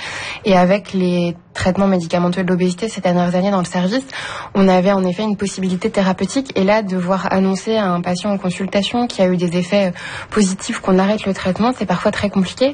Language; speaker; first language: French; native; French